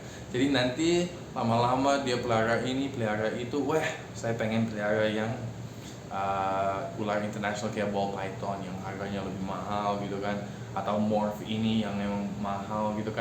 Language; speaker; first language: Indonesian; non-native, fluent; English